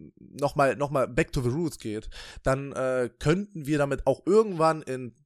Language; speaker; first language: German; native; German